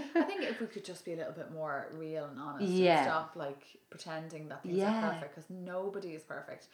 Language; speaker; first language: English; native; English